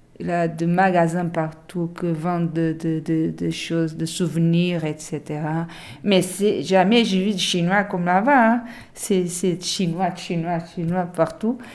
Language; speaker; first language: French; non-native, learner; Portuguese